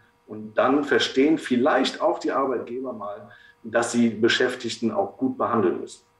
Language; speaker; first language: German; native; German